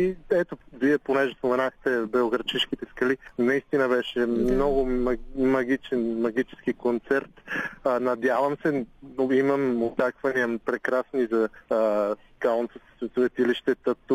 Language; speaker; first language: Bulgarian; native; Bulgarian